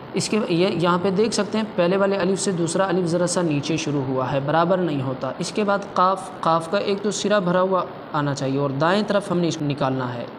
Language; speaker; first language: Urdu; non-native, local second language; Punjabi